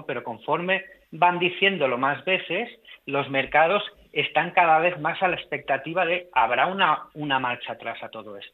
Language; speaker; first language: Spanish; native; Spanish